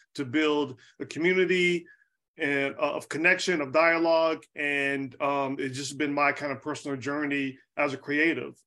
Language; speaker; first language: English; native; English